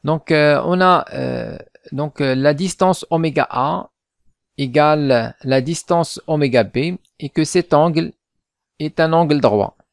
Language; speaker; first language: French; non-native, local second language; Arabic